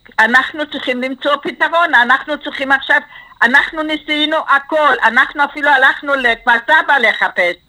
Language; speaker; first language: Hebrew; non-native, fluent; German